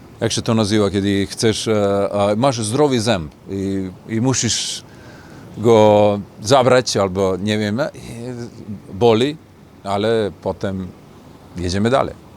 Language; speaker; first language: Polish; non-native, fluent; Serbian